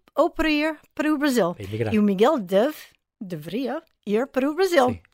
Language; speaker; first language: Portuguese; non-native, fluent; English